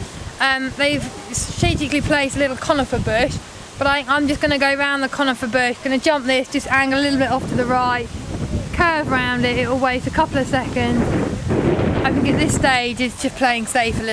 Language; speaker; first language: English; native; English